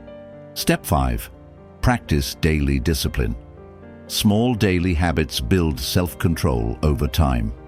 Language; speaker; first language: English; native; English